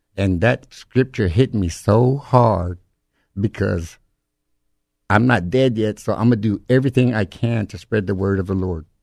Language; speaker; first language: English; native; English